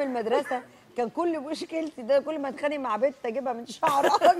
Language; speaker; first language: Arabic; native; Arabic